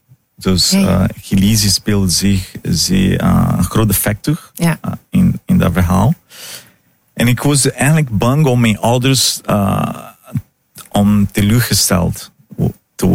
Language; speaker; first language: Dutch; non-native, fluent; Portuguese